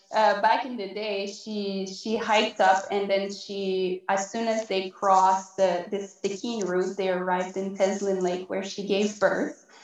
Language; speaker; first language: English; non-native, fluent; French